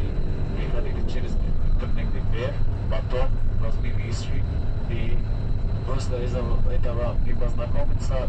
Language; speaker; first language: Russian; non-native, learner; Arabic